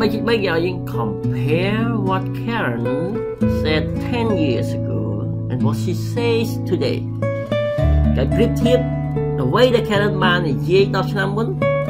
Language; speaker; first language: English; non-native, fluent; Khmer